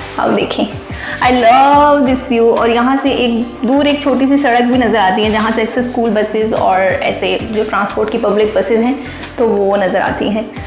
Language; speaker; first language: Urdu; native; Urdu